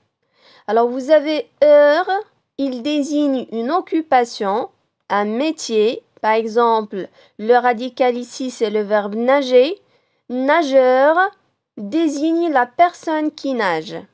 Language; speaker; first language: French; non-native, local second language; Arabic